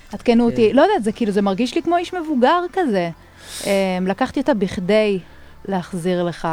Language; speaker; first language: Hebrew; native; Hebrew